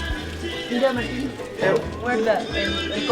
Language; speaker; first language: Spanish; native; Spanish